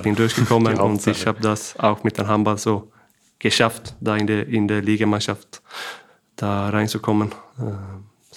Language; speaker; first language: German; non-native, fluent; Swedish